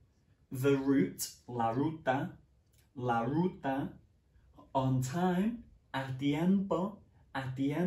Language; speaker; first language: Spanish; non-native, fluent; English